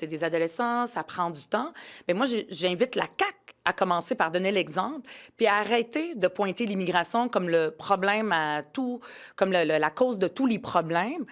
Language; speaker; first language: French; early bilingual, other home language; Arabic